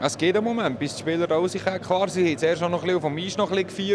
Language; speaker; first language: German; native; German